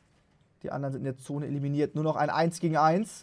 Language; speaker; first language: German; native; German